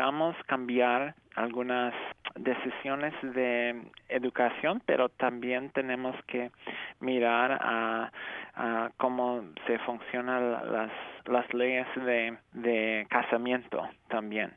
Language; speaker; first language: Spanish; non-native, fluent; English